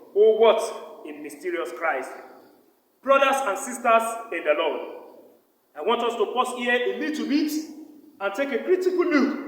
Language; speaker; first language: English; non-native, local second language; Yoruba